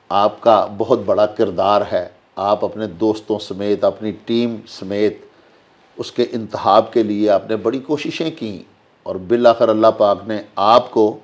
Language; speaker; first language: Urdu; non-native, local second language; Punjabi